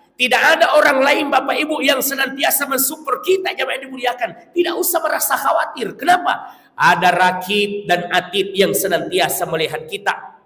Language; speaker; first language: Malay; non-native, local second language; Buginese